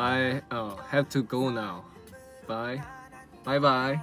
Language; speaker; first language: English; non-native, learner; Korean